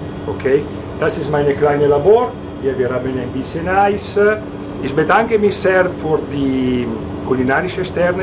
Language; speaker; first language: German; non-native, learner; Italian